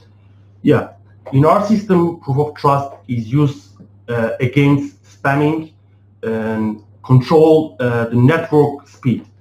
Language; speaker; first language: English; non-native, fluent; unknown